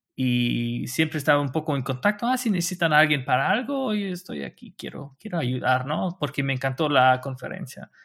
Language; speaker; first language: Spanish; non-native, fluent; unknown